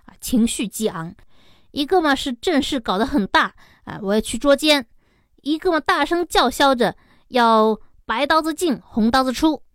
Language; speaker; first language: Chinese; native; Chinese